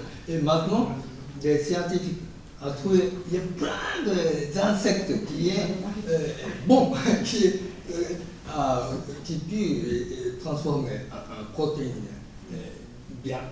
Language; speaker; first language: French; non-native, fluent; Japanese